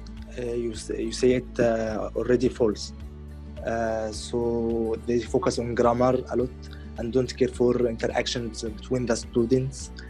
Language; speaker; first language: English; non-native, learner; Arabic